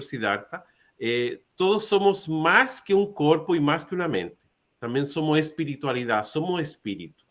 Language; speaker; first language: Portuguese; non-native, learner; Spanish